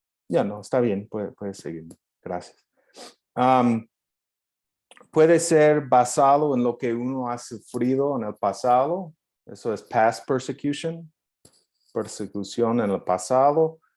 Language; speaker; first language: Spanish; non-native, fluent; English